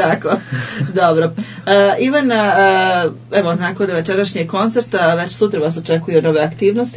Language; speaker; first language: Serbian; native; Serbian